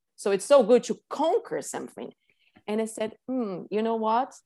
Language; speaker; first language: English; non-native, fluent; Portuguese